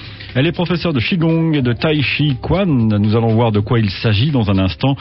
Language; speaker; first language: French; native; French